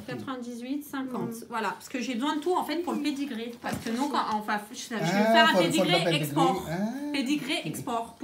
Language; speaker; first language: French; native; French